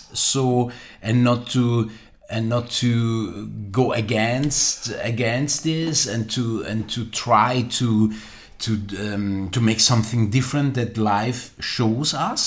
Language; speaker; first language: English; non-native, learner; German